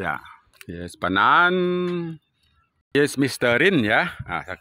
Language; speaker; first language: German; non-native, learner; Thai